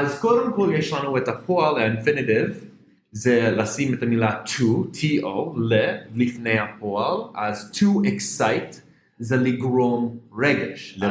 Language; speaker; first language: Hebrew; non-native, fluent; English